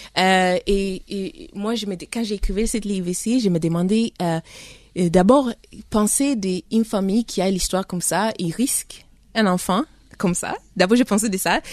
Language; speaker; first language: French; early bilingual, heritage; French